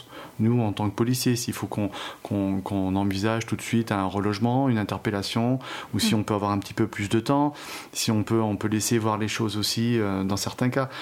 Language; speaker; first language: French; native; French